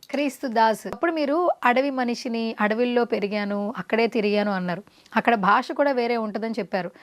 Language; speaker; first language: Telugu; native; Telugu